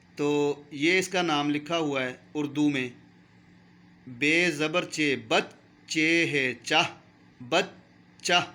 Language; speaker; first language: Urdu; non-native, local second language; Punjabi